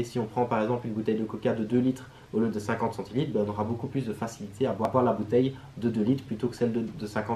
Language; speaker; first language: French; native; French